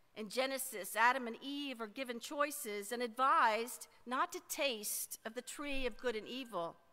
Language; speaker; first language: English; native; English